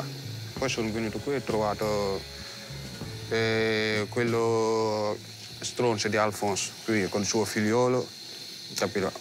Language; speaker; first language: Italian; non-native, learner; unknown